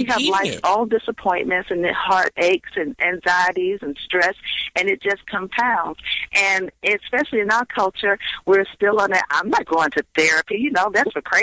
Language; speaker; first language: English; native; English